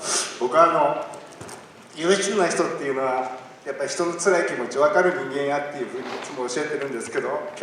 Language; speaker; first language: Japanese; native; Japanese